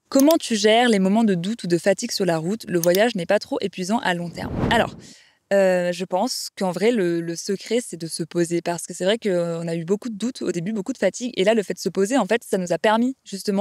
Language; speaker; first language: French; native; French